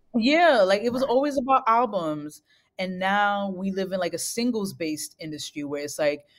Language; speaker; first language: English; native; English